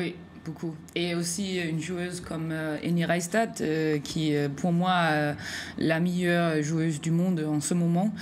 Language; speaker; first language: French; non-native, fluent; Danish